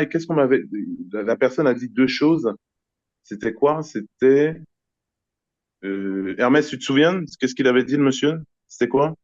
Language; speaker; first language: French; native; French